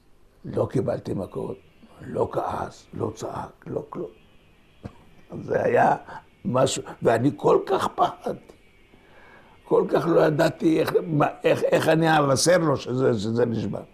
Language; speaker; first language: Hebrew; non-native, local second language; Ladino